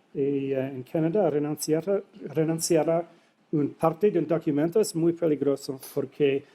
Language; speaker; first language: Spanish; non-native, fluent; English